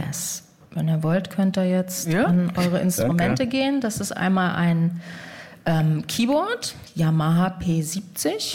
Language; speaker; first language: German; native; German